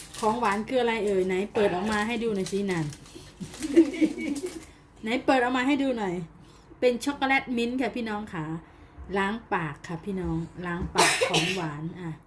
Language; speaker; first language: Thai; native; Thai